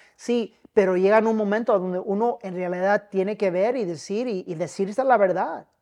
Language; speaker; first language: Spanish; early bilingual, heritage; Spanish